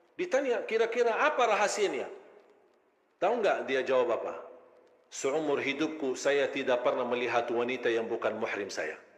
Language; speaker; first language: Malay; non-native, fluent; Arabic